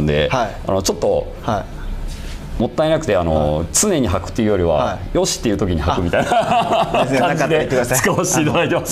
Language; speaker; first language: Japanese; native; Japanese